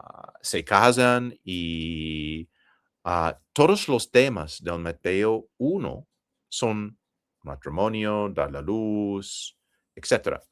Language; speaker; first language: Spanish; non-native, fluent; English